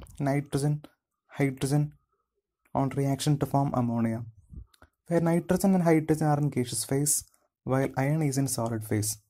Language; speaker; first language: English; non-native, local second language; Malayalam